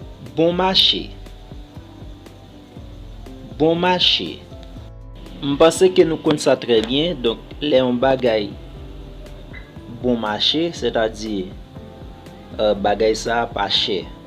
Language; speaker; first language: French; non-native, local second language; Haitian Creole